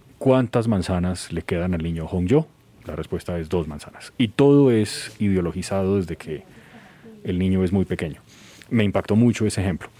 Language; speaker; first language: Spanish; native; Spanish